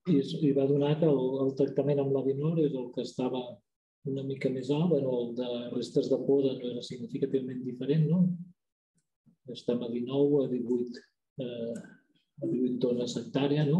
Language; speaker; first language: Catalan; native; Catalan